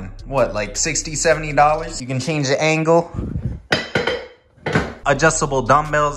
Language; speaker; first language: English; native; English